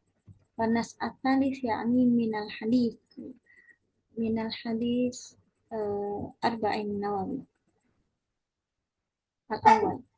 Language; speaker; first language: Arabic; non-native, learner; Indonesian